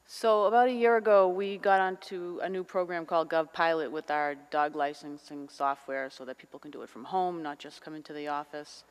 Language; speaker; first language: English; native; English